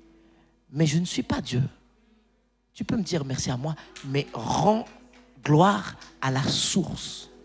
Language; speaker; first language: French; native; French